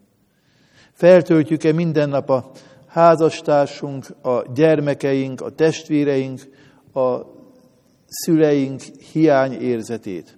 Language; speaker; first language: Hungarian; native; Hungarian